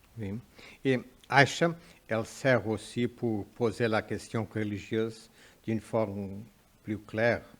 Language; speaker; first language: French; non-native, fluent; Portuguese